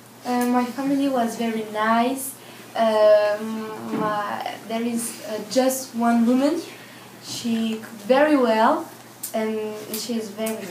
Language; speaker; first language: English; non-native, learner; French